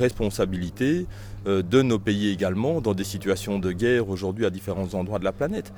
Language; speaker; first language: French; native; French